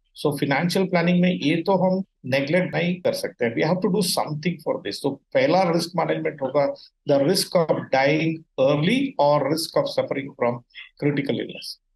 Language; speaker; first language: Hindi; non-native, local second language; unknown